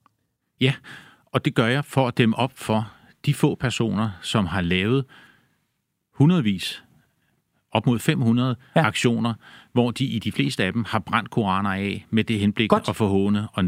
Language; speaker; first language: Danish; native; Danish